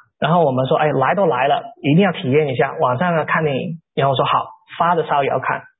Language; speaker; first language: Chinese; native; Chinese